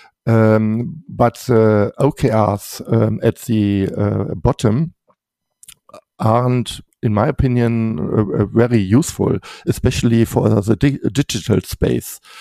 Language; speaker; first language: English; non-native, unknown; German